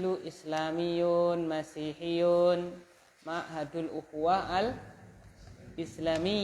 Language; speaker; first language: Arabic; non-native, fluent; Indonesian